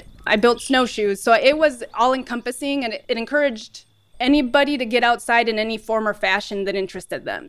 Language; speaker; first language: English; native; English